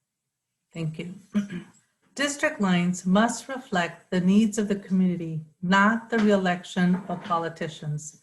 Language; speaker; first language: English; native; English